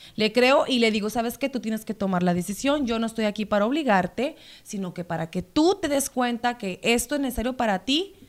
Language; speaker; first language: Spanish; native; Spanish